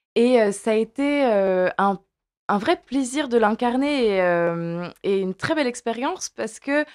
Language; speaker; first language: French; native; French